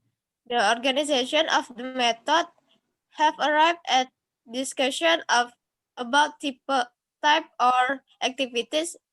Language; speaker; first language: English; non-native, learner; Indonesian